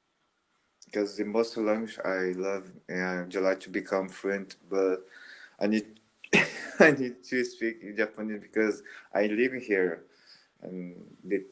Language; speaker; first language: English; non-native, learner; Portuguese